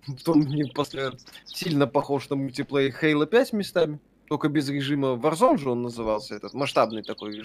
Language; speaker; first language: Russian; native; Russian